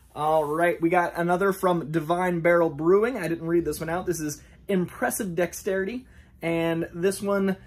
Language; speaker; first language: English; native; English